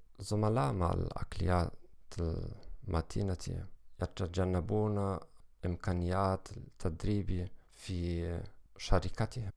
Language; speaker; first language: Arabic; non-native, learner; German